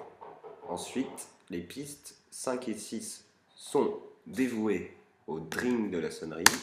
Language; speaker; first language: French; native; French